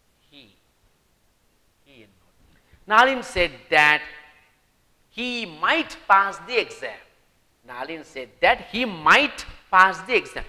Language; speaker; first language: English; non-native, local second language; Sinhala